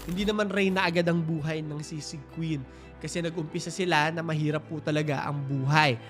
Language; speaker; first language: Filipino; native; Filipino